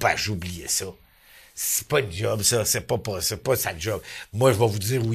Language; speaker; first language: French; native; French